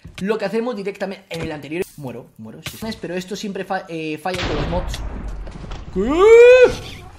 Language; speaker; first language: Spanish; native; Spanish